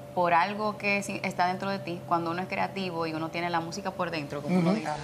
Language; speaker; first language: Spanish; native; Spanish